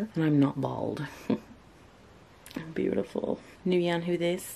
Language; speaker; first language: English; native; English